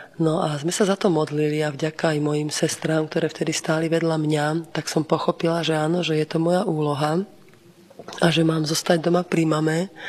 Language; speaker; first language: Slovak; native; Slovak